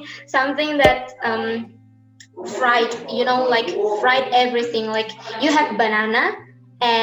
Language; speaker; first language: English; non-native, learner; Indonesian